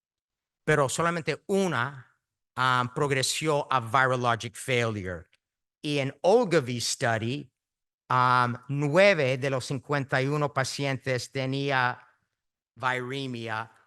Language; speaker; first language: Spanish; early bilingual, heritage; Spanish